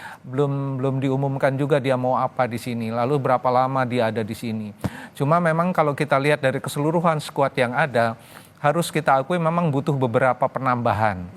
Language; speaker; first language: Indonesian; native; Indonesian